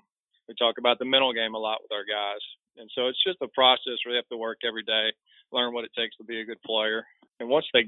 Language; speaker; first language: English; native; English